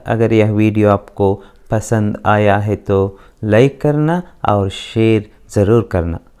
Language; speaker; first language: Hindi; non-native, local second language; Kannada